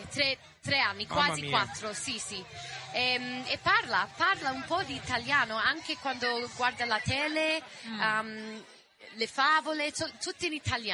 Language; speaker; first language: Italian; early bilingual, heritage; English